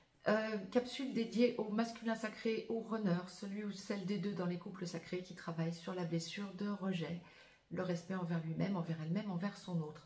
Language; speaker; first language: French; native; French